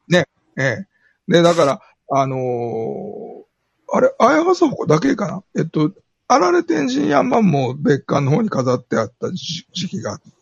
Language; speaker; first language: Japanese; native; Japanese